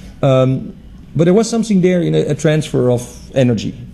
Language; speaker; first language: English; non-native, fluent; Dutch